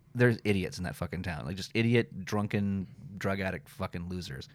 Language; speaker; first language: English; native; English